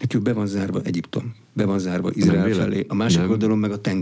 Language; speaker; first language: Hungarian; native; Hungarian